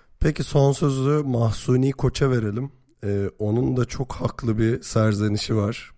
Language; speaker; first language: Turkish; native; Turkish